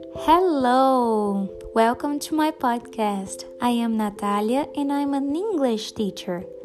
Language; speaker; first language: English; non-native, fluent; Portuguese